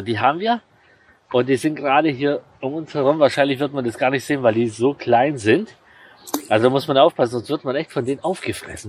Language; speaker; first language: German; native; German